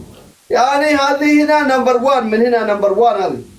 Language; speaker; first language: Arabic; non-native, learner; Oromo